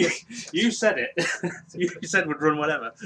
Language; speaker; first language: English; native; English